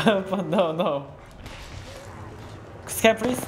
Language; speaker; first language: English; non-native, learner; Korean